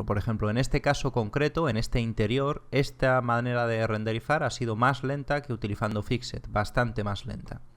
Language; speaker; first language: Spanish; native; Spanish